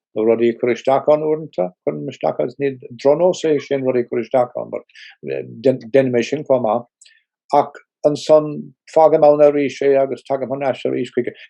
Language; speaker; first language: Irish; non-native, local second language; English